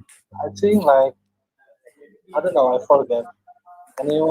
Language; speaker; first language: English; non-native, learner; Indonesian